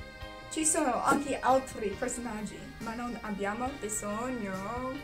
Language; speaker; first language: Italian; non-native, learner; English